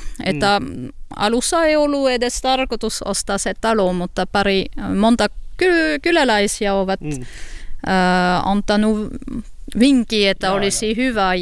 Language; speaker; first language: Finnish; non-native, learner; French